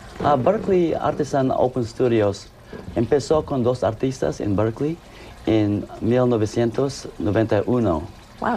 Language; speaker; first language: Spanish; non-native, fluent; English